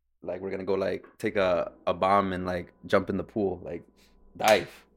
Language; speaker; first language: English; early bilingual, other home language; Spanish